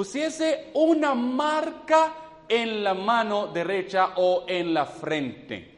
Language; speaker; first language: Spanish; non-native, fluent; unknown